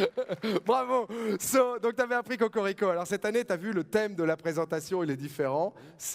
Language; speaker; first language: French; native; French